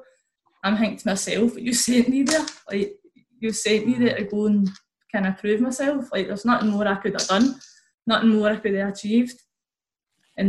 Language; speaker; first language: English; native; English